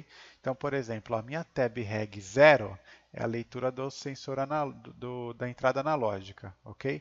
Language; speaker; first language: Portuguese; native; Portuguese